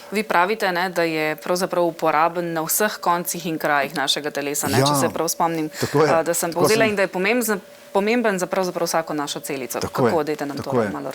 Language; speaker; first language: Slovenian; native; Slovenian